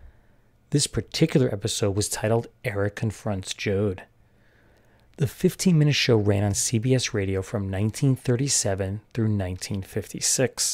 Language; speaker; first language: English; native; English